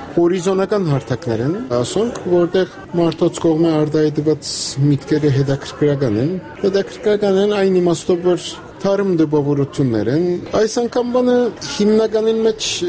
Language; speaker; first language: Armenian; native; Armenian